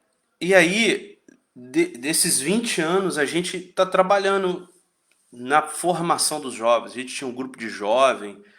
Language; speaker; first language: Portuguese; native; Portuguese